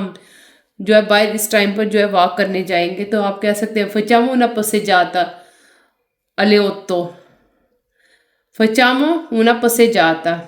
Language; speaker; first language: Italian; non-native, fluent; Urdu